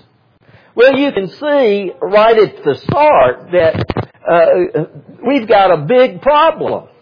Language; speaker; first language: English; native; English